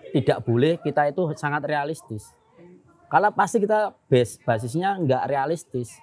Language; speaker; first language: Indonesian; non-native, local second language; Javanese